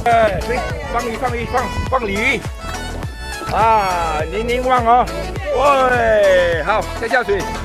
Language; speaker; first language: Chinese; non-native, learner; Thai